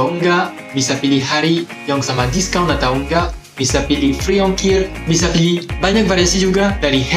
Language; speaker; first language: Indonesian; non-native, fluent; French